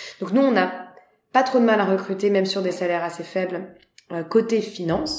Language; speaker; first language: French; native; French